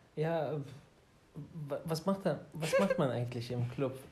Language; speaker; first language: German; non-native, learner; Arabic